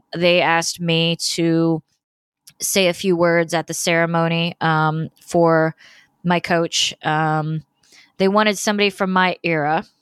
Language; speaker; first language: English; native; English